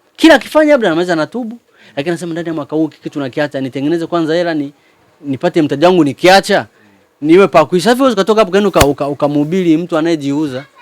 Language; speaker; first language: Swahili; native; Swahili